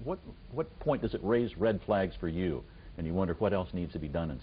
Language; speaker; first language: English; native; English